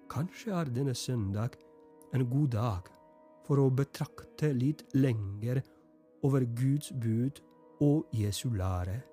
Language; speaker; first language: Norwegian; non-native, fluent; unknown